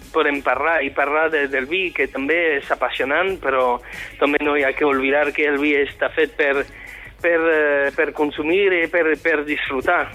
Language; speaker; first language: Catalan; non-native, fluent; French